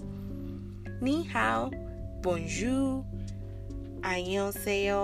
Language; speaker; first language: English; non-native, local second language; Yoruba